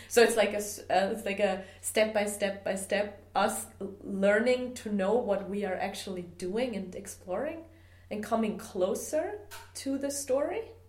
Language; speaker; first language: English; non-native, fluent; German